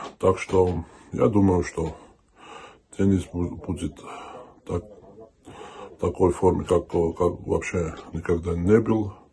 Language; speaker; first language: Russian; non-native, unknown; Georgian